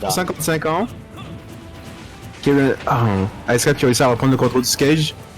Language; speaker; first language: French; native; French